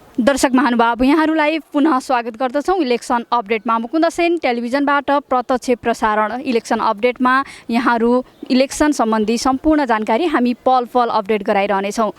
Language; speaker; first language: Nepali; native; Nepali